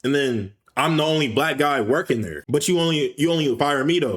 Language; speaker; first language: English; native; English